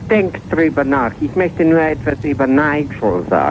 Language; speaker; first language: German; non-native, fluent; English